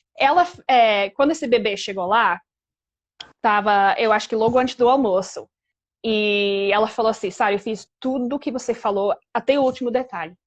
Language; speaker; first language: Portuguese; non-native, fluent; English